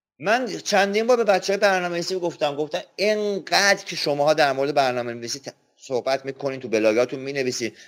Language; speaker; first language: Persian; non-native, local second language; Azerbaijani